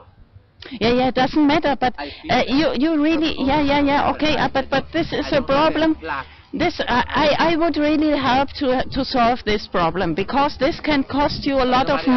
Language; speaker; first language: English; non-native, fluent; German